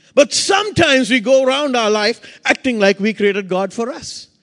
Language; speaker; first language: English; non-native, local second language; Sinhala